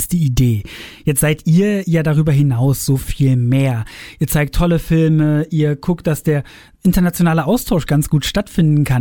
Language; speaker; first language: German; native; German